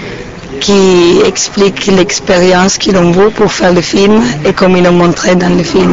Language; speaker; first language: French; non-native, learner; Italian